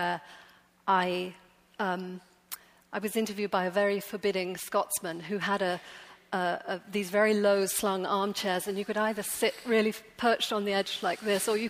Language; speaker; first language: English; native; English